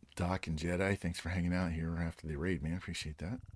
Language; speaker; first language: English; native; English